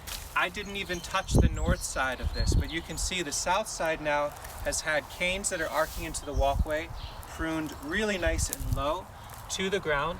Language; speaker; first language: English; native; English